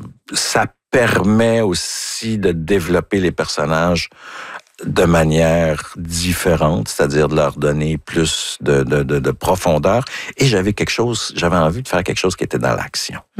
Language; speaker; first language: French; native; French